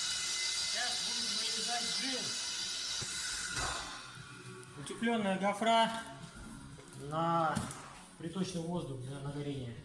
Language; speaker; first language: Russian; native; Russian